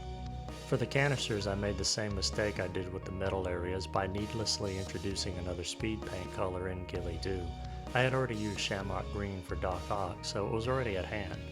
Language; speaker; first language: English; native; English